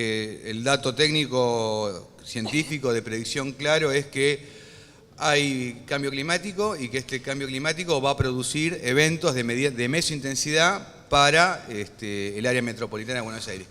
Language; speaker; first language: Spanish; native; Spanish